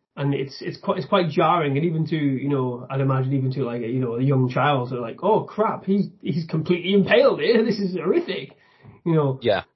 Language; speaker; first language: English; native; English